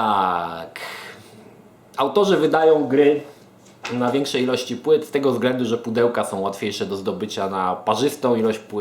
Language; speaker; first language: Polish; native; Polish